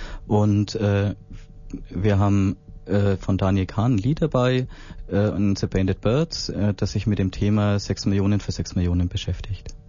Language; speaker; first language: German; native; German